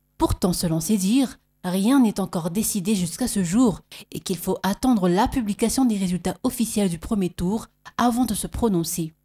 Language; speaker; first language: French; non-native, local second language; Malagasy